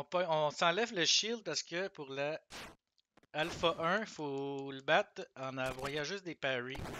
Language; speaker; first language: French; native; French